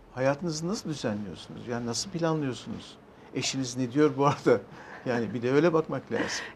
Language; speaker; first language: Turkish; native; Turkish